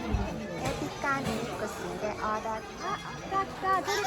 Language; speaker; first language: Japanese; early bilingual, heritage; Japanese